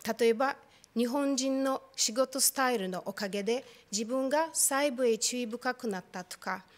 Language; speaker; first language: Japanese; non-native, fluent; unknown